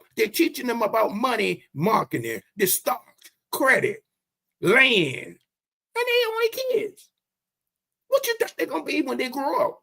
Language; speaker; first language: English; native; English